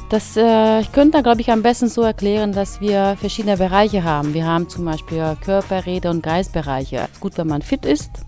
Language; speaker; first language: German; non-native, fluent; Hungarian